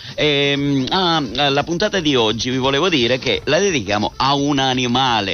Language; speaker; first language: Italian; early bilingual, heritage; Italian